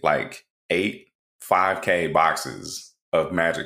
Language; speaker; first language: English; native; English